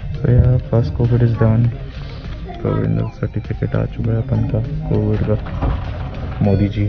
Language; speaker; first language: Hindi; native; Hindi